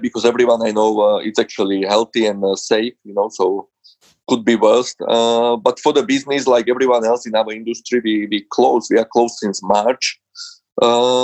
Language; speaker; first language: English; non-native, fluent; Slovak